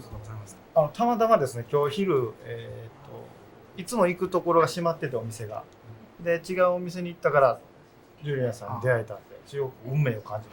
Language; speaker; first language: Japanese; native; Japanese